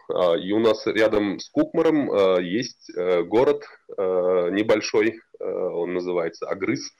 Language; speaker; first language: Russian; non-native, local second language; Tatar